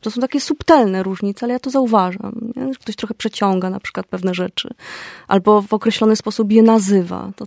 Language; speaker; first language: Polish; native; Polish